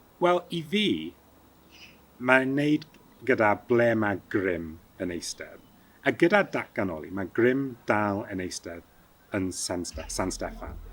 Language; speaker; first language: Welsh; early bilingual, heritage; Welsh